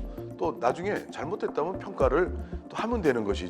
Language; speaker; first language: Korean; native; Korean